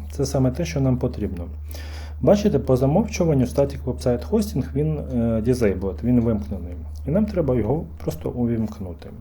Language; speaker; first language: Ukrainian; native; Ukrainian